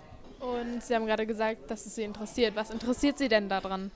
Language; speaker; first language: German; native; German